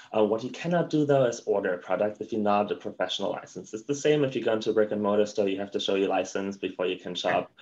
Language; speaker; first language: English; non-native, fluent; German